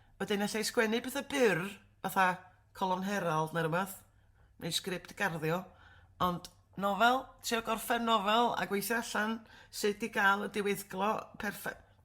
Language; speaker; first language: Welsh; native; Welsh